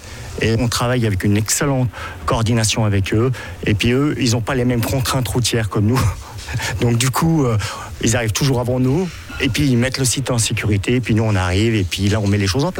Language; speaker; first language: French; native; French